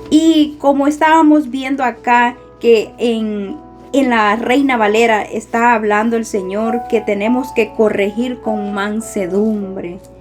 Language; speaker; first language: Spanish; native; Spanish